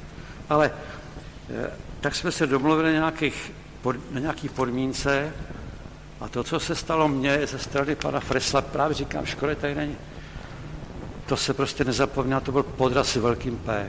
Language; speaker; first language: Czech; native; Czech